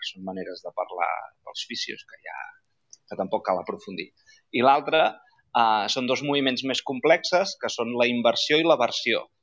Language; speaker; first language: Catalan; native; Catalan